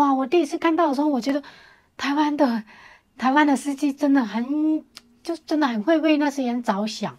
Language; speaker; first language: Chinese; native; Chinese